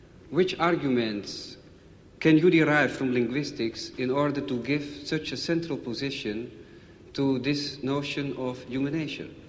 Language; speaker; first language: English; non-native, fluent; Dutch